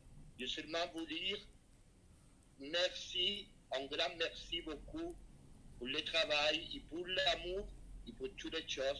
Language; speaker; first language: French; non-native, learner; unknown